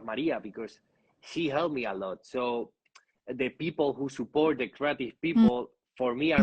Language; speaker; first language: English; non-native, learner; Spanish